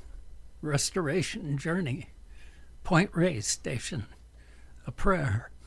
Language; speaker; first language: English; native; English